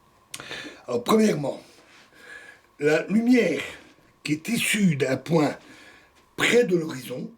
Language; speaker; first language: French; native; French